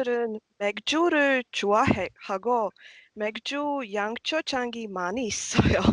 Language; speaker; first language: Korean; non-native, learner; Latvian